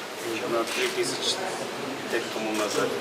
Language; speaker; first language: Russian; non-native, learner; Mongolian